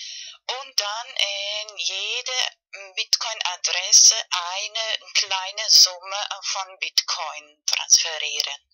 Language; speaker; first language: German; non-native, fluent; Spanish